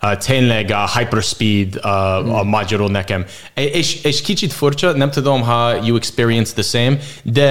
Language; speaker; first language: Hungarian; non-native, learner; English